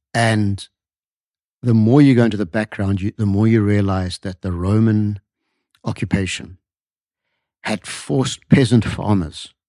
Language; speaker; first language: English; native; English